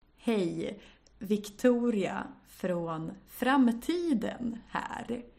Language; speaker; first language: Swedish; native; Swedish